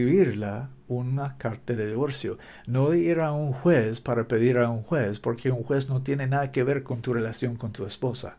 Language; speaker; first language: Spanish; non-native, learner; English